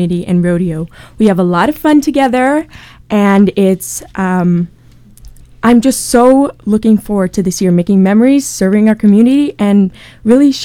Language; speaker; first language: English; native; English